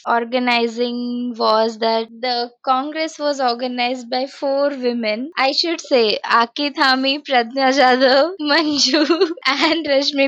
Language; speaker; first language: English; non-native, local second language; Marathi